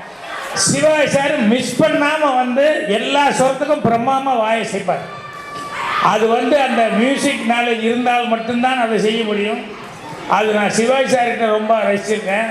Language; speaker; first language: Tamil; native; Tamil